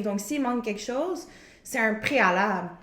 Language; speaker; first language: French; native; French